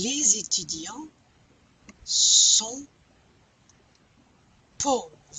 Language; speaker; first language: French; non-native, fluent; English